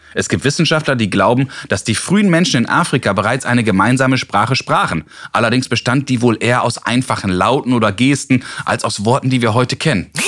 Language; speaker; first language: German; native; German